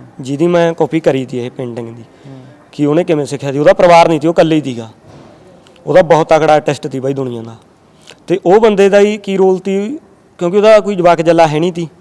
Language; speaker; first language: Punjabi; native; Punjabi